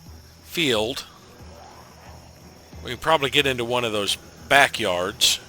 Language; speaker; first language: English; native; English